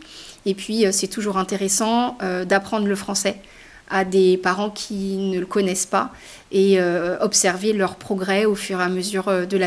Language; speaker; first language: French; native; French